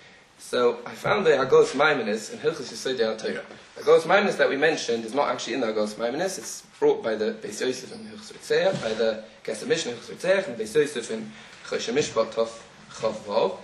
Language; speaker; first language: English; native; English